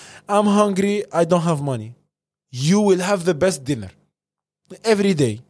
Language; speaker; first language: English; non-native, fluent; Arabic